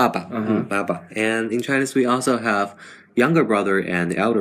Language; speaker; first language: English; non-native, fluent; Chinese